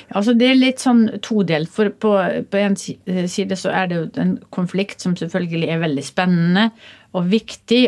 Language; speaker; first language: Norwegian; early bilingual, other home language; Polish